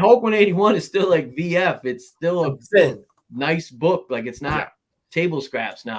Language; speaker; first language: English; native; English